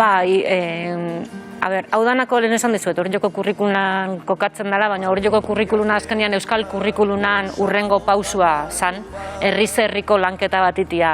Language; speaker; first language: Basque; native; Basque